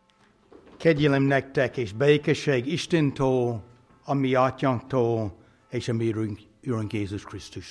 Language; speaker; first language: Hungarian; non-native, fluent; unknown